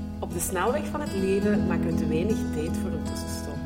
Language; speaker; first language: Dutch; native; Dutch